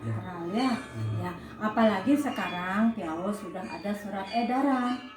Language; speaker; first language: Indonesian; non-native, local second language; Balinese